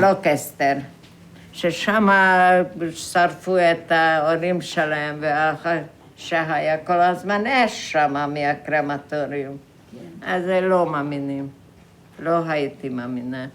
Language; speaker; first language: Hebrew; non-native, fluent; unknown